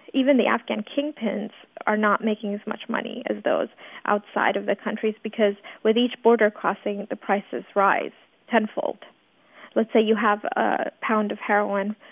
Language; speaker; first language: English; early bilingual, other home language; Persian